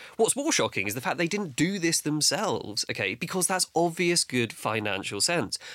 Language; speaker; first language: English; native; English